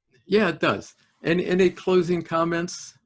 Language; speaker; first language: English; native; English